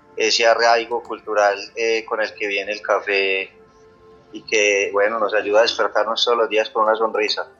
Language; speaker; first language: Spanish; native; Spanish